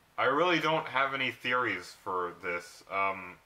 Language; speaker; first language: English; native; English